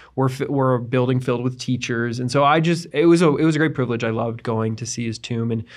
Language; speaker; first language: English; native; English